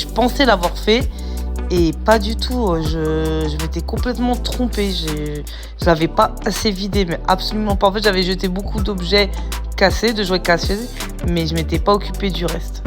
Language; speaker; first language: French; native; French